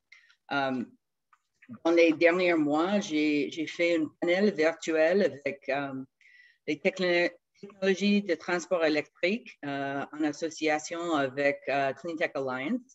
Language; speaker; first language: French; non-native, fluent; English